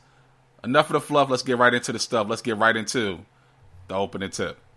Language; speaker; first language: English; native; English